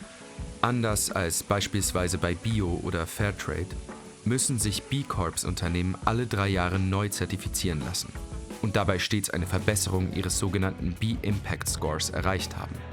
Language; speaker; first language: German; native; German